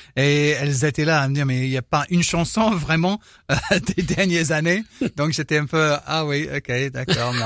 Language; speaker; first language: French; non-native, fluent; English